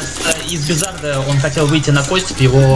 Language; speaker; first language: Russian; native; Russian